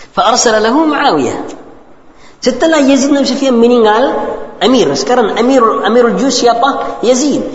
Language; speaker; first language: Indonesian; non-native, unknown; Arabic